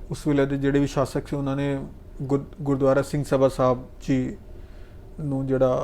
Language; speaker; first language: Hindi; non-native, local second language; Punjabi